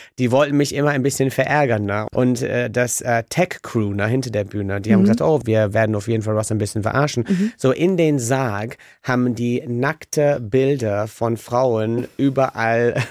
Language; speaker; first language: German; non-native, fluent; English